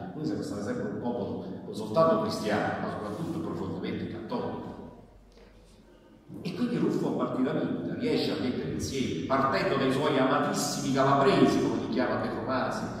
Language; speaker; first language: Italian; native; Italian